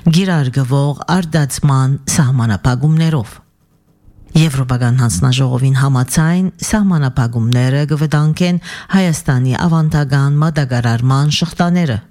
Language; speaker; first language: Armenian; early bilingual, heritage; Armenian